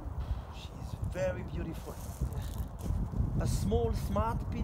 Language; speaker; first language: English; non-native, learner; French